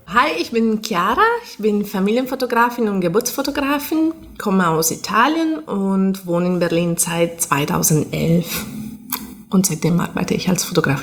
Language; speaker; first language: German; non-native, fluent; Italian